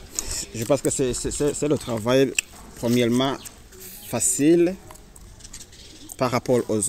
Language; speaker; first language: French; non-native, learner; Rundi